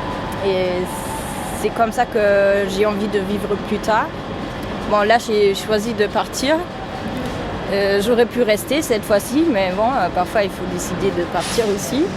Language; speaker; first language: French; non-native, fluent; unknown